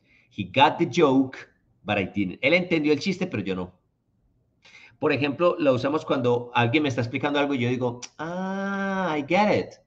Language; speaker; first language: Spanish; native; Spanish